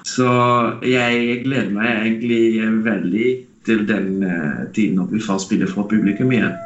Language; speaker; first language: Norwegian; non-native, fluent; Dutch